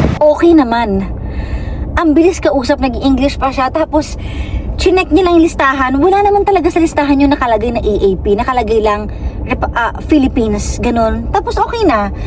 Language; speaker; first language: Filipino; native; Filipino